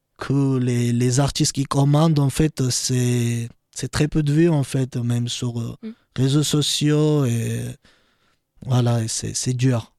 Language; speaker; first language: French; non-native, learner; Georgian